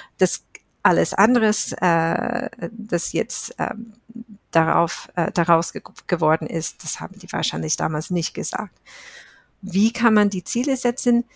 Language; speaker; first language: German; non-native, fluent; English